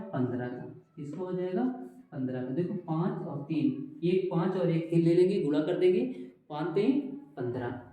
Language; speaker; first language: Hindi; native; Hindi